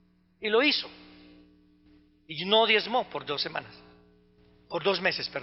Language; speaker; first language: Spanish; native; Spanish